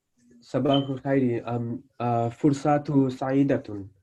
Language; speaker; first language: Arabic; non-native, learner; French